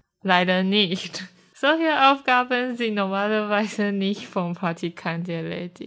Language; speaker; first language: German; non-native, learner; Chinese